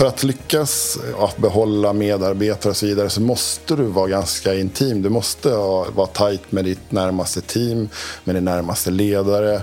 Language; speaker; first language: Swedish; native; Swedish